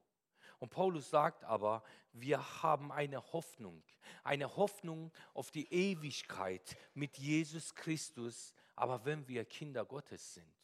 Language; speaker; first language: German; non-native, fluent; Persian